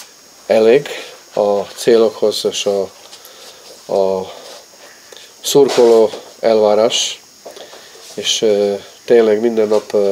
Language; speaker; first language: Hungarian; non-native, fluent; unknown